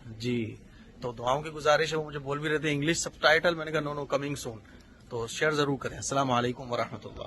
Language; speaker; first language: Urdu; native; Urdu